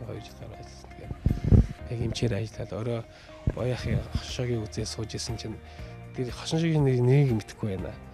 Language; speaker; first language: Mongolian; early bilingual, heritage; Mongolian